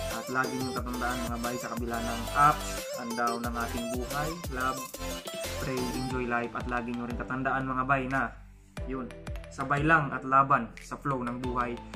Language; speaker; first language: Filipino; non-native, local second language; Cebuano